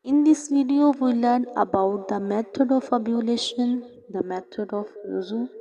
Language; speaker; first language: English; non-native, local second language; Urdu